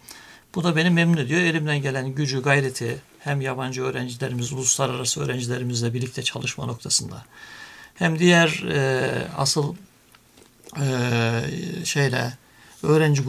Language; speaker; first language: Turkish; native; Turkish